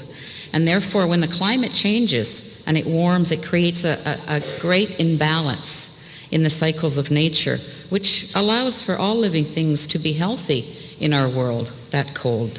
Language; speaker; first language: English; early bilingual, other home language; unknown